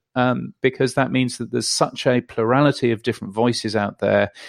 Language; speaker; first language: English; native; English